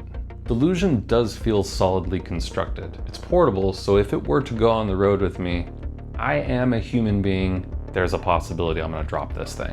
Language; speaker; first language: English; native; English